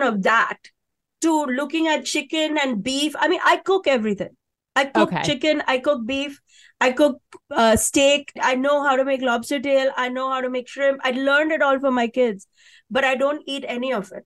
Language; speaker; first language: English; non-native, local second language; Hindi